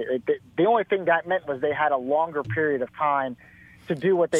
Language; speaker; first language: English; native; English